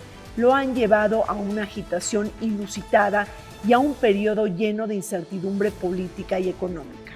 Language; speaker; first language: Spanish; native; Spanish